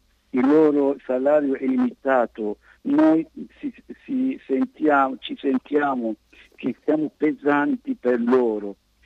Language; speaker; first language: Italian; non-native, fluent; Arabic